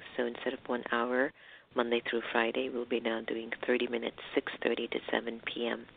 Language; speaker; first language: English; native; English